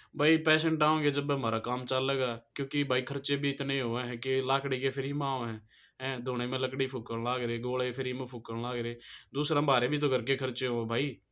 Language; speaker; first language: Hindi; native; Hindi